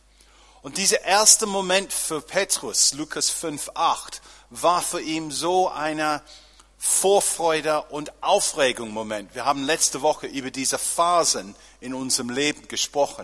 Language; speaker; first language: German; non-native, fluent; English